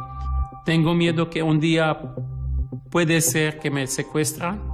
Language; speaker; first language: Spanish; non-native, fluent; Arabic